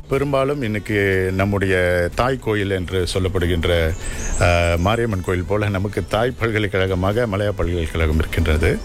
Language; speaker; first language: Tamil; native; Tamil